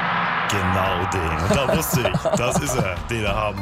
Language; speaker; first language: German; native; German